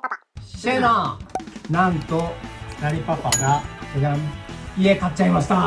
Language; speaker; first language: Japanese; native; Japanese